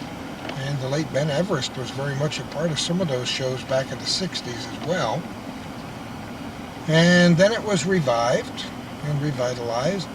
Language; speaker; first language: English; native; English